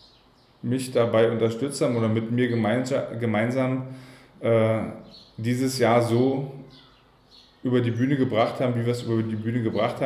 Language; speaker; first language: German; native; German